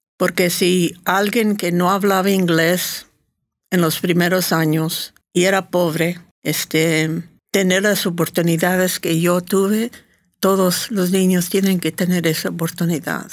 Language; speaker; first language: Spanish; early bilingual, heritage; Spanish